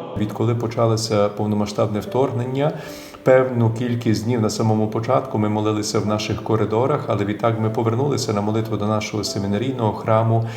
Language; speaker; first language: Ukrainian; native; Ukrainian